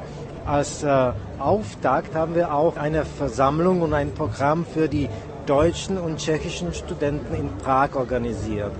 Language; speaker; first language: German; non-native, fluent; Czech